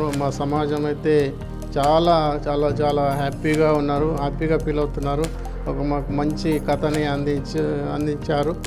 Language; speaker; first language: Telugu; non-native, local second language; Gondi